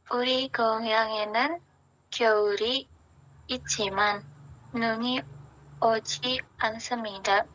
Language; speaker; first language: Korean; non-native, learner; Indonesian